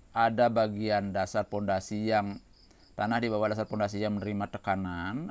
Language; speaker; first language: Indonesian; native; Indonesian